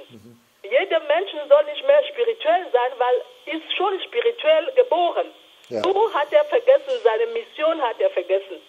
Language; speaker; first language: German; non-native, fluent; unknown